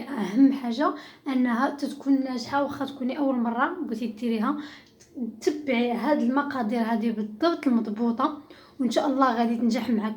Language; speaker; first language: Arabic; native; Arabic